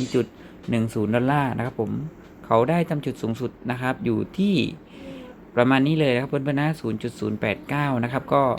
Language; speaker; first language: Thai; native; Thai